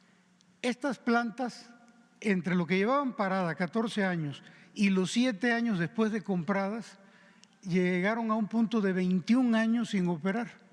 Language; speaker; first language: Spanish; native; Spanish